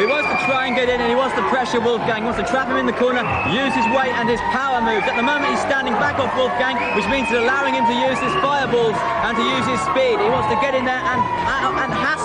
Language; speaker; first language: English; native; English